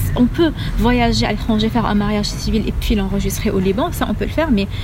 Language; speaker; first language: French; non-native, local second language; Arabic